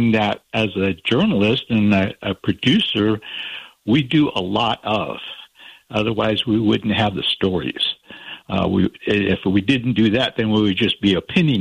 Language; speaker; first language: English; native; English